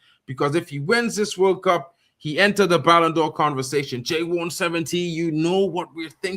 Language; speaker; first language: English; native; English